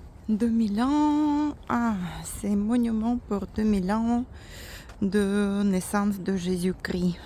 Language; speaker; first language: French; non-native, fluent; Russian